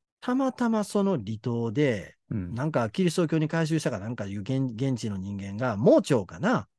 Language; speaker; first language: Japanese; native; Japanese